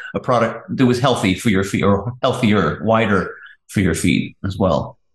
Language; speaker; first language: English; native; English